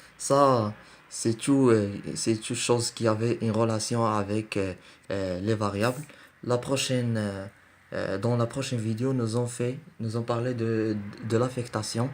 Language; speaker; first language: French; non-native, learner; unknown